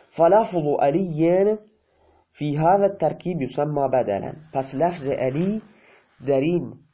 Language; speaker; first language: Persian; non-native, local second language; Baluchi